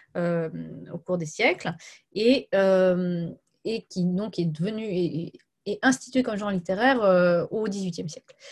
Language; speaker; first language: French; native; French